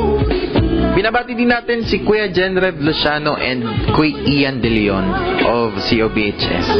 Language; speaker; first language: Filipino; native; Filipino